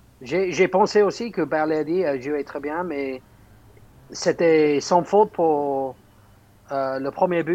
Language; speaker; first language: French; non-native, fluent; English